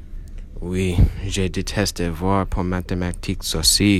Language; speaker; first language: French; non-native, learner; English